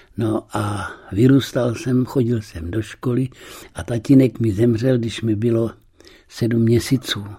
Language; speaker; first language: Czech; early bilingual, heritage; Czech